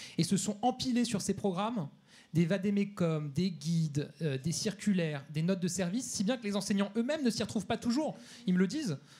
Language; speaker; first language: French; native; French